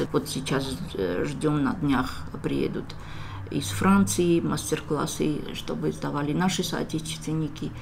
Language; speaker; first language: Russian; non-native, local second language; Armenian